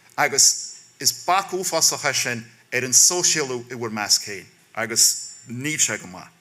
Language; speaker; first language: Irish; native; Irish